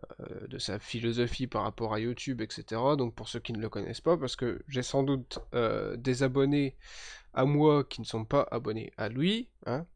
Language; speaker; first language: French; native; French